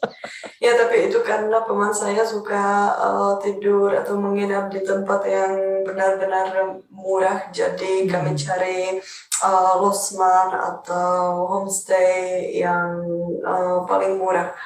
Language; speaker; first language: Indonesian; non-native, fluent; Czech